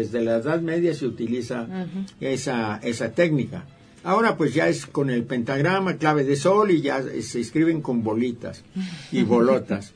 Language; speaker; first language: Spanish; native; Spanish